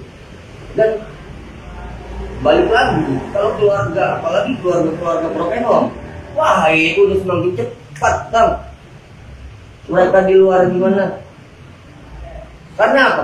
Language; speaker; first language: Indonesian; native; Indonesian